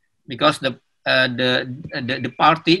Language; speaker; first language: English; non-native, learner; Indonesian